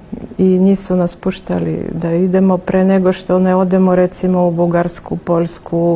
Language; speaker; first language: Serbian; non-native, fluent; Russian